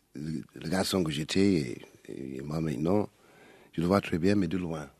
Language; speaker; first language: French; non-native, fluent; English